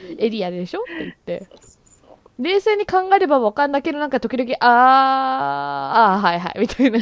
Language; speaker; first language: Japanese; early bilingual, heritage; Japanese